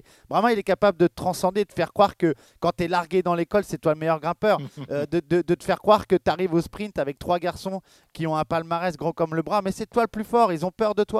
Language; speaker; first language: French; native; French